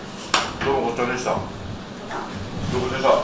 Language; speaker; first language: Japanese; native; Japanese